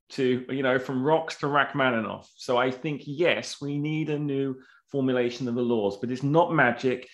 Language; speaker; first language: English; native; English